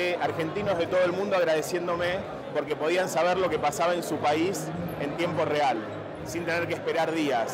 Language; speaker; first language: Spanish; native; Spanish